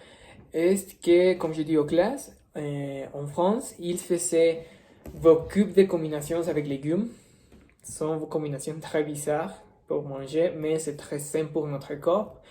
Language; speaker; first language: French; non-native, learner; Spanish